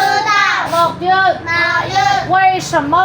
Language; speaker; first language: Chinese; non-native, fluent; Khmer